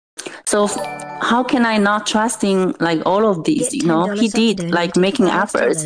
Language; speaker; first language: English; non-native, fluent; Chinese